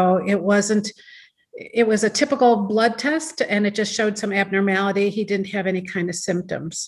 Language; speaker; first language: English; native; English